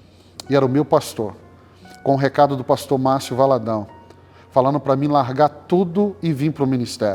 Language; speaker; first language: Portuguese; native; Portuguese